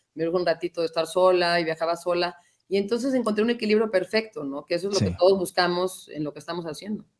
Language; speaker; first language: Spanish; native; Spanish